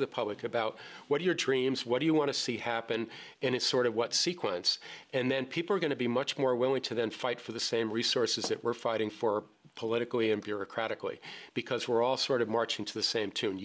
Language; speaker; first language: English; native; English